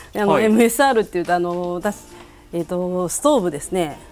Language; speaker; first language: Japanese; native; Japanese